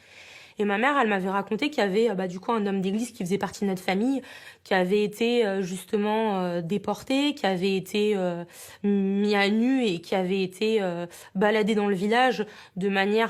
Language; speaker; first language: French; early bilingual, other home language; Armenian